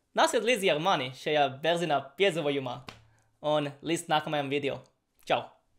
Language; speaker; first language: Latvian; non-native, fluent; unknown